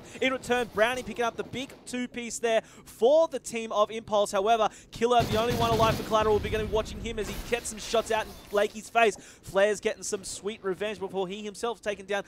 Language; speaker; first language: English; native; English